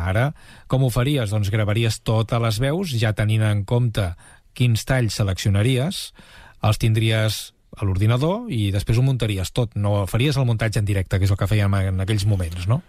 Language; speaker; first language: Catalan; native; Catalan